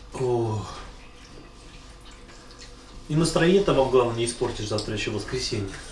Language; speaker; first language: Russian; native; Russian